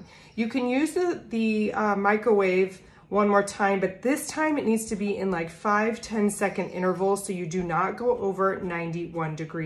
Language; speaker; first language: English; native; English